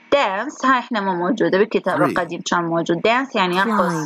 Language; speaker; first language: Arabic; native; Arabic